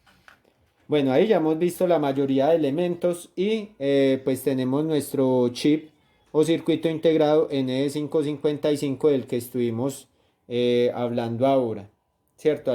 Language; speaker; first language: Spanish; native; Spanish